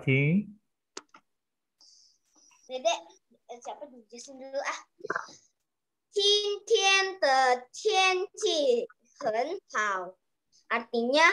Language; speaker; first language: Chinese; non-native, learner; Indonesian